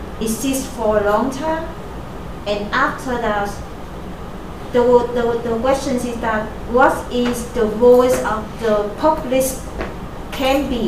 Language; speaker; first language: English; non-native, fluent; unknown